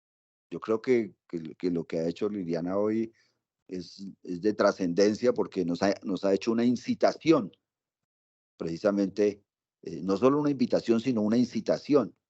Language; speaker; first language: Spanish; native; Spanish